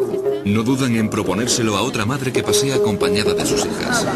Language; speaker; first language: Spanish; native; Spanish